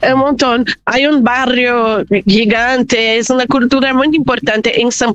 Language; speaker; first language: Spanish; non-native, fluent; Portuguese